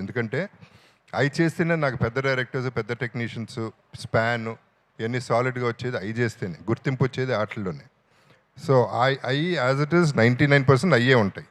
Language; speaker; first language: Telugu; native; Telugu